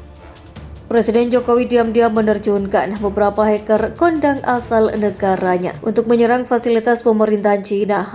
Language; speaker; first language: Indonesian; native; Indonesian